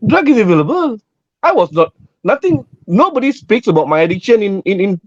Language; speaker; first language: English; non-native, local second language; Malay